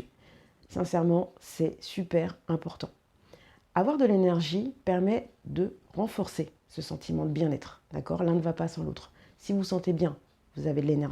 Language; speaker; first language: French; native; French